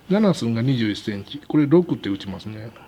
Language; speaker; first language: Japanese; native; Japanese